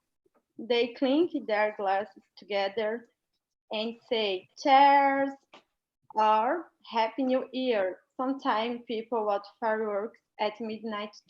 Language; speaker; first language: English; non-native, learner; Portuguese